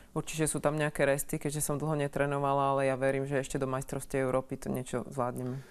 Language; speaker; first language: Slovak; native; Slovak